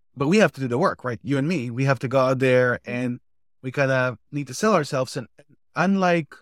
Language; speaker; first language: English; non-native, fluent; Hebrew